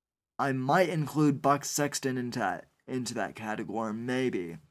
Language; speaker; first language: English; native; English